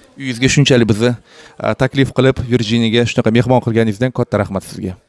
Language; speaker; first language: Uzbek; native; Uzbek